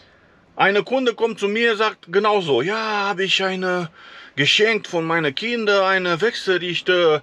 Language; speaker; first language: German; non-native, fluent; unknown